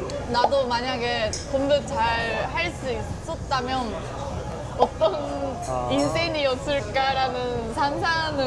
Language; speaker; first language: Korean; non-native, fluent; Japanese